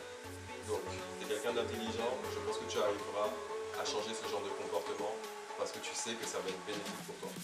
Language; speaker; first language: French; native; French